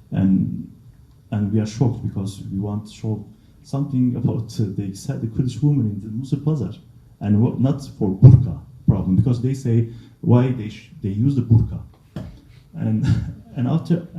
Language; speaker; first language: English; non-native, learner; Kurdish